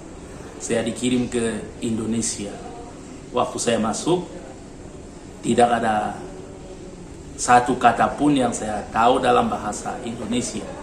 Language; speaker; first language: Indonesian; non-native, learner; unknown